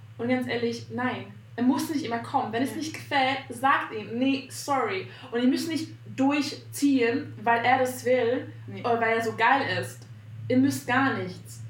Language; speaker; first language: German; non-native, fluent; Hungarian